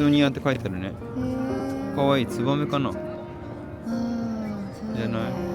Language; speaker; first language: Japanese; native; Japanese